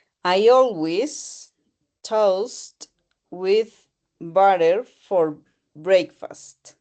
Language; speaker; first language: English; non-native, learner; Spanish